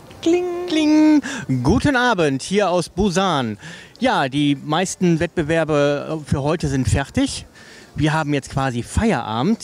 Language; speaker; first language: German; native; German